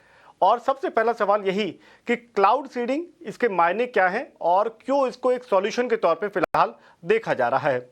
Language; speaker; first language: Hindi; native; Hindi